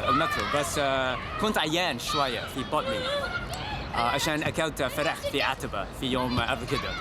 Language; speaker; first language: Arabic; non-native, fluent; English